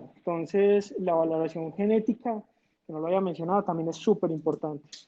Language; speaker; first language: Spanish; native; Spanish